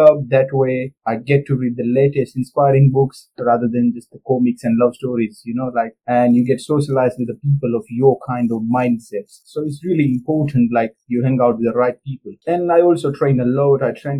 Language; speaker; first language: English; non-native, local second language; Gujarati